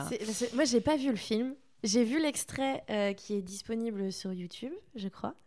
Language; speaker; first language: French; native; French